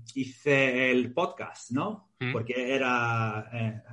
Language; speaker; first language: Spanish; non-native, fluent; English